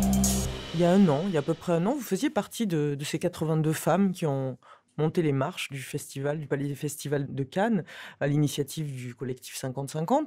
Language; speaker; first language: French; native; French